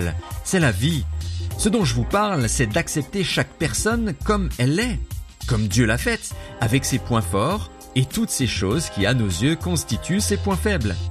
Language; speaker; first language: French; native; French